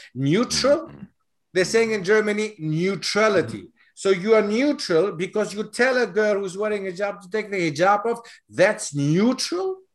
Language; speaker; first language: English; non-native, fluent; Greek